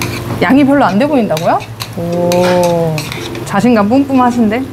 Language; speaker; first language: Korean; native; Korean